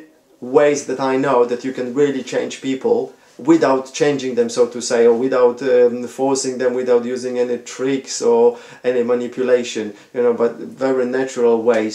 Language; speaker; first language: English; non-native, fluent; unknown